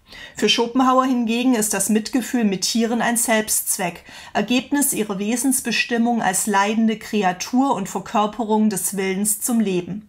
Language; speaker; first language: German; native; German